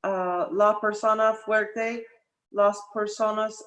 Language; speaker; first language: Spanish; non-native, learner; English